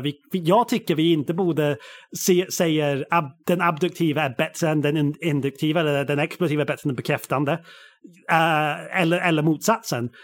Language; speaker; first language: Swedish; non-native, fluent; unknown